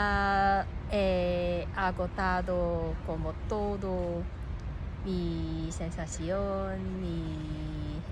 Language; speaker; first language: Spanish; non-native, learner; Cantonese